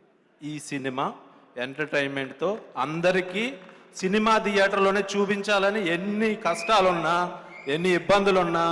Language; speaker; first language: Telugu; native; Telugu